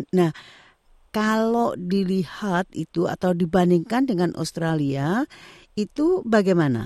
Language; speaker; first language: Indonesian; native; Indonesian